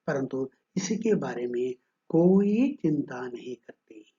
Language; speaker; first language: Hindi; non-native, local second language; Kannada